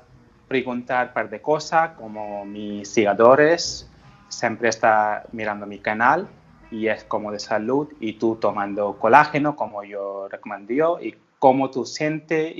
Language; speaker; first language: Spanish; non-native, learner; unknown